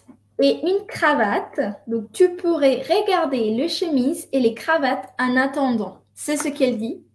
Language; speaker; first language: French; non-native, fluent; Spanish